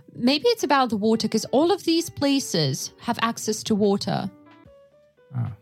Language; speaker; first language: English; non-native, fluent; Russian